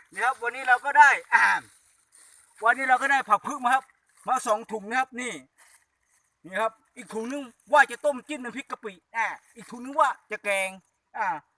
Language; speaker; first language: Thai; native; Thai